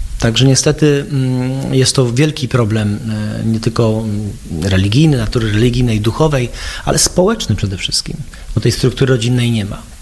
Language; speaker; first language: Polish; early bilingual, heritage; Polish